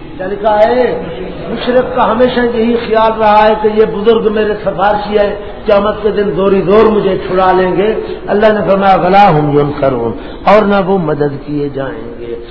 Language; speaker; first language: Urdu; non-native, local second language; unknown